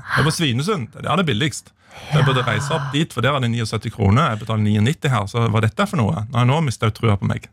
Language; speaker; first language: Norwegian; native; Norwegian